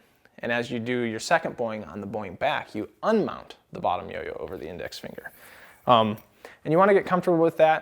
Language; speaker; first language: English; native; English